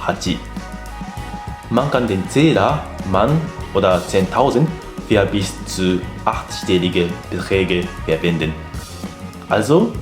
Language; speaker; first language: German; non-native, fluent; Japanese